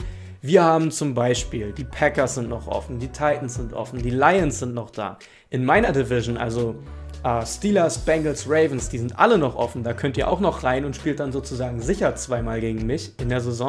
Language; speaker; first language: German; native; German